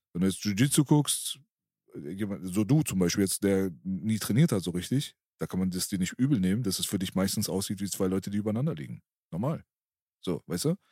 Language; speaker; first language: German; early bilingual, other home language; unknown